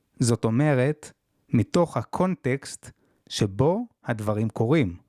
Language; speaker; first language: Hebrew; native; Hebrew